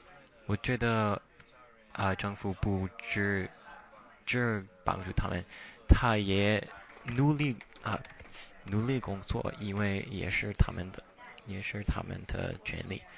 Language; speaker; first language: Chinese; non-native, fluent; English